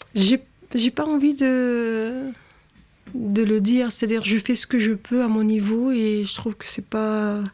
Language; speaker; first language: French; non-native, local second language; Arabic